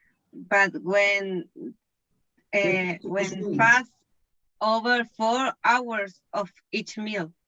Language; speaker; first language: English; non-native, learner; Spanish